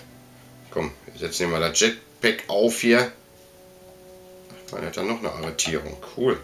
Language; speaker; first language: German; native; German